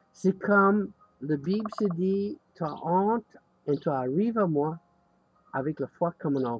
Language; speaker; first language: French; non-native, learner; English